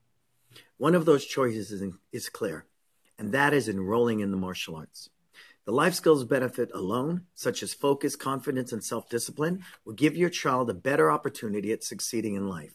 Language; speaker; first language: English; native; English